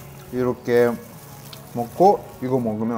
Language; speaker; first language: Korean; non-native, learner; Russian